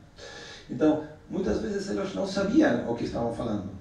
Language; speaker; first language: Portuguese; non-native, fluent; Spanish